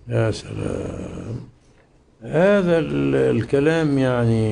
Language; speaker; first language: Arabic; native; Arabic